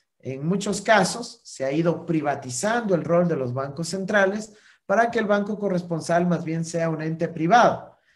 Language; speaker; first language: Spanish; native; Spanish